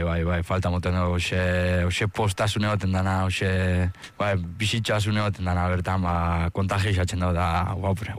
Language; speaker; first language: Basque; early bilingual, other home language; Spanish